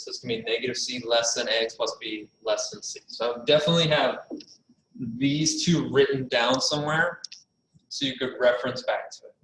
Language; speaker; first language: English; native; English